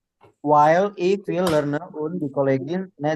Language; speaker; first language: German; non-native, learner; Indonesian